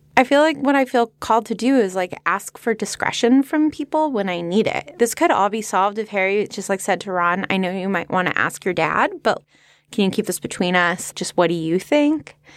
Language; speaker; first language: English; native; English